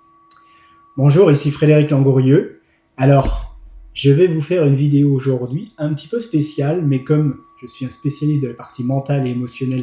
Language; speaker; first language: French; native; French